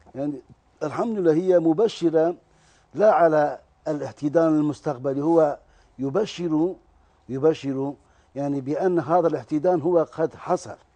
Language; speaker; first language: Arabic; non-native, fluent; Turkish